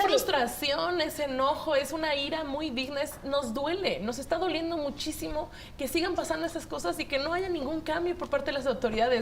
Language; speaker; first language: Spanish; native; Spanish